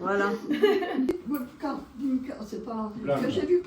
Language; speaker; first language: French; native; French